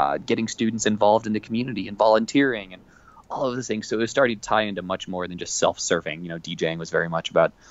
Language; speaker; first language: English; native; English